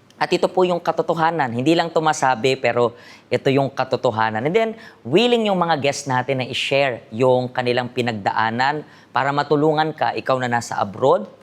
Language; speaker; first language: Filipino; native; Filipino